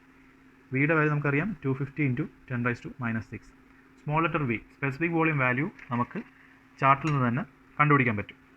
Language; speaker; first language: Malayalam; native; Malayalam